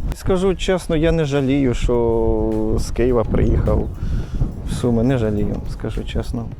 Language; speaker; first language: Ukrainian; native; Ukrainian